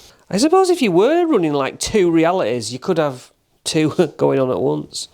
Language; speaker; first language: English; native; English